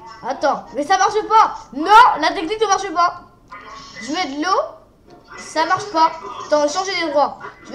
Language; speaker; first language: French; native; French